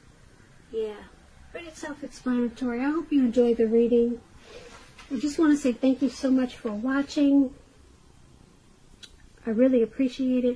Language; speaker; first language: English; native; English